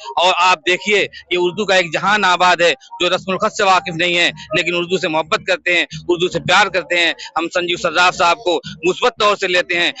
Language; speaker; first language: Urdu; native; Urdu